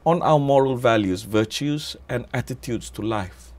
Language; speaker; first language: English; non-native, local second language; Malay